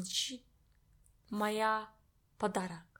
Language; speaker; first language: Russian; non-native, learner; English